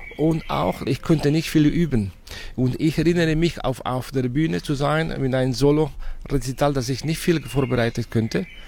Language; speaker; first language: German; non-native, fluent; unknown